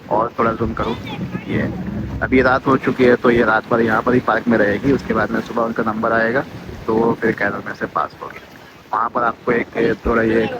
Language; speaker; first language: Hindi; native; Hindi